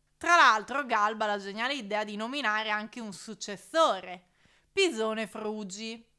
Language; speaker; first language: Italian; native; Italian